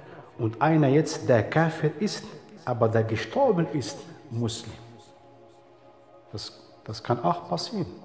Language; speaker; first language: German; non-native, fluent; Arabic